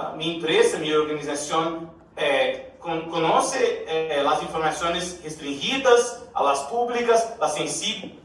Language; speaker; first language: Spanish; non-native, learner; Portuguese